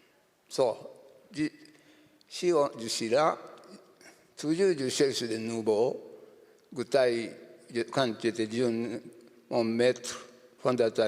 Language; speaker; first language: French; non-native, learner; Japanese